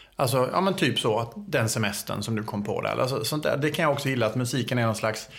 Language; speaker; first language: Swedish; native; Swedish